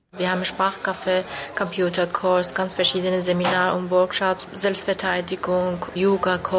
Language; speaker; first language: German; non-native, fluent; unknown